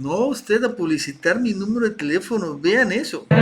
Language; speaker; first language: Spanish; native; Spanish